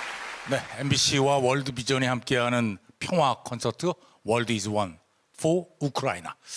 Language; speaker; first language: Korean; native; Korean